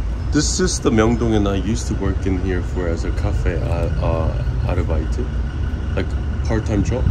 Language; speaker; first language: English; non-native, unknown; Korean